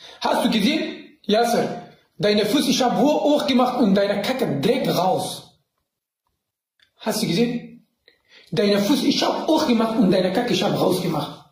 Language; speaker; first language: German; non-native, learner; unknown